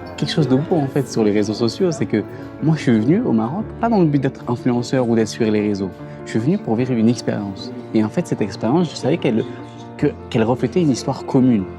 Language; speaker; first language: French; native; French